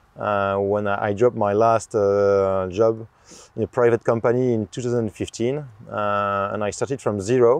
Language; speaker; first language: English; non-native, fluent; French